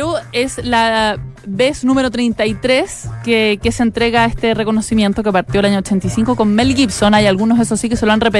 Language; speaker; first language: Spanish; native; Spanish